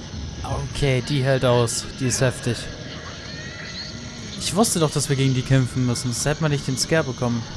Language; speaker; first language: German; native; German